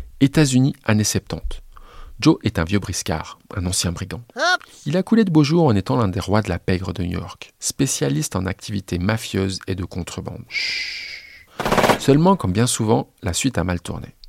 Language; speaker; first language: French; native; French